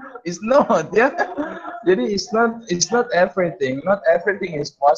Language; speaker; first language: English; non-native, fluent; Indonesian